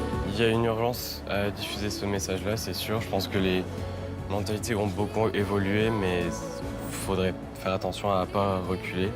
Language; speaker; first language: French; native; French